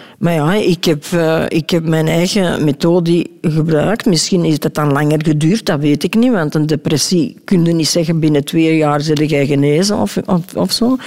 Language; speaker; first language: Dutch; native; Dutch